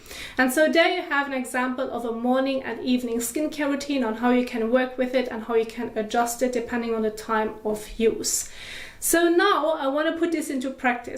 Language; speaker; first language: English; non-native, fluent; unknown